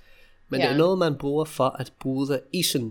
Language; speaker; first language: Danish; non-native, fluent; English